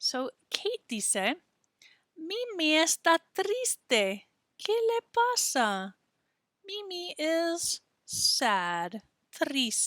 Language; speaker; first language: Spanish; non-native, fluent; English